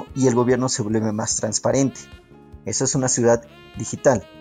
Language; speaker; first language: Spanish; native; Spanish